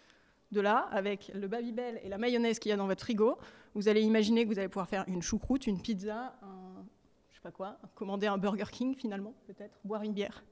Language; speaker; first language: French; native; French